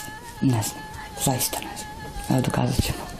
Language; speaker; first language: Bosnian; native; Bosnian